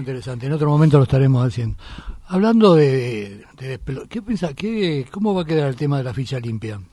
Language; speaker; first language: Spanish; native; Spanish